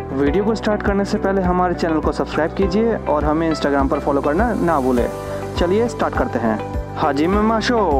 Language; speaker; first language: Hindi; native; Hindi